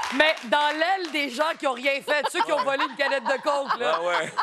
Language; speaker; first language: French; native; French